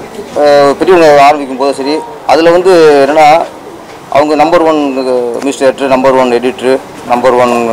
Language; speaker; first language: Tamil; native; Tamil